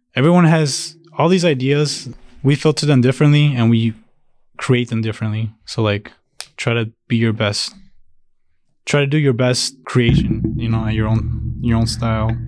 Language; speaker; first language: English; early bilingual, other home language; Spanish